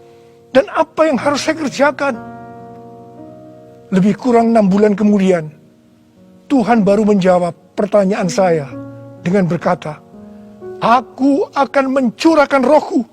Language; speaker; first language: Indonesian; native; Indonesian